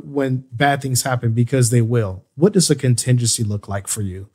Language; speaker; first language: English; native; English